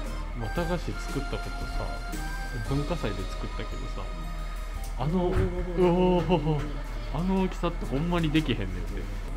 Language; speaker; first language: Japanese; native; Japanese